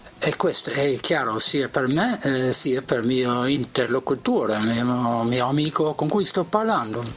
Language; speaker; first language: Italian; non-native, fluent; English